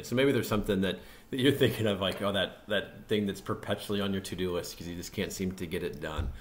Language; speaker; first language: English; native; English